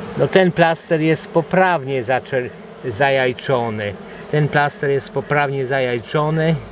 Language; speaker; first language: Polish; native; Polish